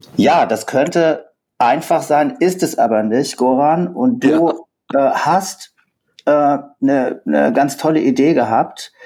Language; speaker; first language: German; native; German